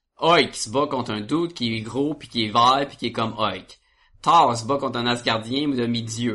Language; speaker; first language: French; native; French